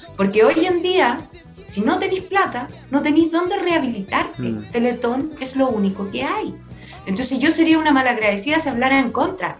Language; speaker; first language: Spanish; native; Spanish